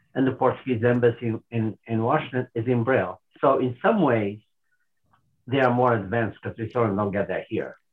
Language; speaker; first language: English; non-native, fluent; Portuguese